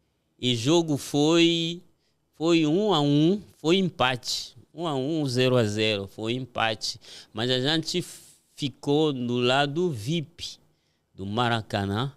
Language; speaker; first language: Portuguese; non-native, fluent; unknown